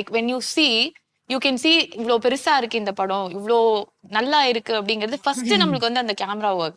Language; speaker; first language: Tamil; native; Tamil